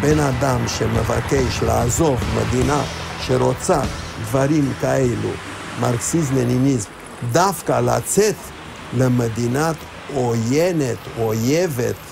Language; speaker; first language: Hebrew; non-native, fluent; Romanian